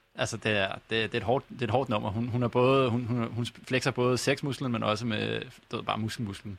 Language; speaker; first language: Danish; native; Danish